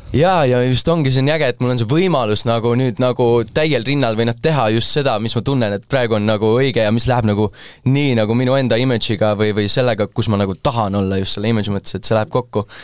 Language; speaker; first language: Estonian; native; Estonian